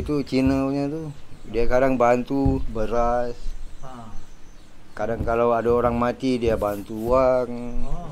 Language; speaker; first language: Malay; non-native, local second language; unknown